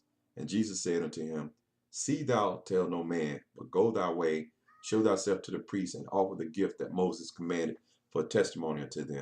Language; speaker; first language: English; native; English